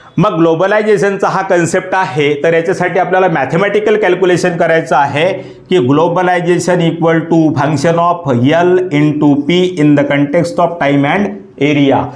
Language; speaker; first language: Marathi; native; Marathi